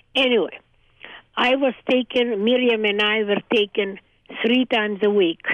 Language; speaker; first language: English; early bilingual, other home language; Hungarian